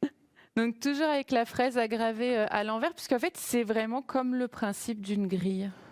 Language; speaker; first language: French; native; French